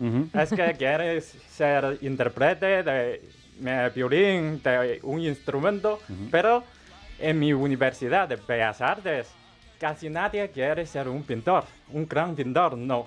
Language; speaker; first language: Spanish; non-native, learner; Chinese